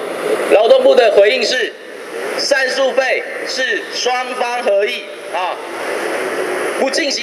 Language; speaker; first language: Chinese; native; Chinese